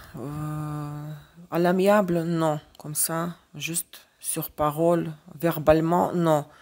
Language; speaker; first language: French; non-native, fluent; Russian